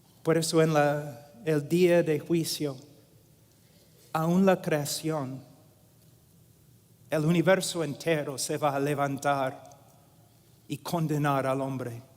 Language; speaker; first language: Spanish; non-native, fluent; English